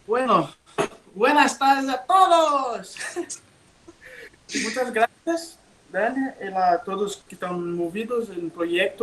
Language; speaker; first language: Spanish; non-native, learner; Portuguese